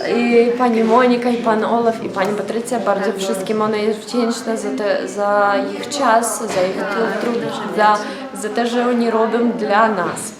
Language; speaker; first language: Polish; non-native, learner; Ukrainian